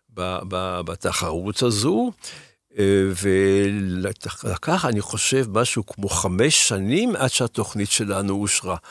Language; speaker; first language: Hebrew; early bilingual, other home language; German